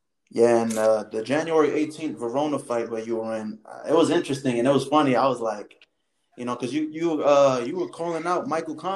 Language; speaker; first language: English; early bilingual, other home language; Spanish